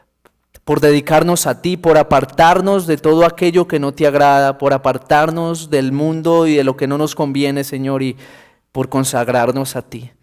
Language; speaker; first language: Spanish; native; Spanish